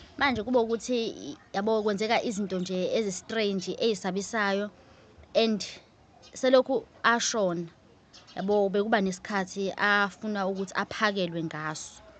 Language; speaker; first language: Zulu; native; Zulu